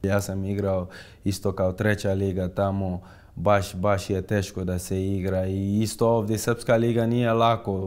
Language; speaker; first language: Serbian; non-native, fluent; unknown